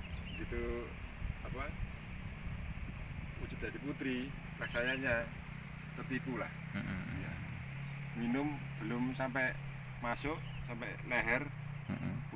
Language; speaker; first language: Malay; non-native, local second language; Javanese